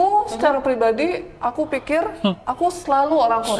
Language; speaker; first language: Indonesian; early bilingual, other home language; Korean